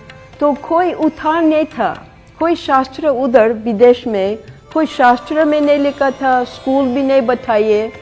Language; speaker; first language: Hindi; non-native, fluent; English